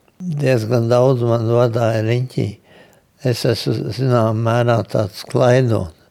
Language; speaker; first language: Latvian; native; Latvian